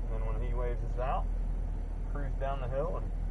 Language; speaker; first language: English; native; English